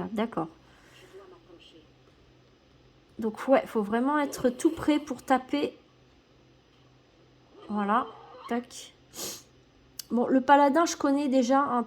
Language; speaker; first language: French; native; French